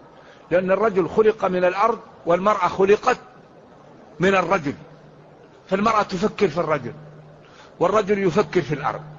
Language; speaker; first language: Arabic; native; Arabic